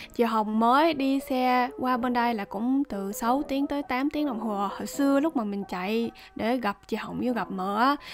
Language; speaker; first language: Vietnamese; early bilingual, heritage; Vietnamese